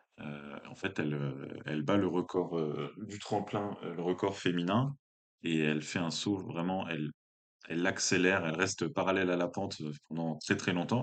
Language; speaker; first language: French; native; French